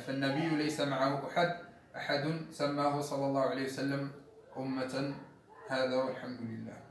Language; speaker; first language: Arabic; native; Arabic